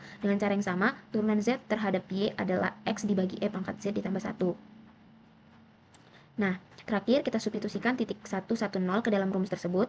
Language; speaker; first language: Indonesian; native; Indonesian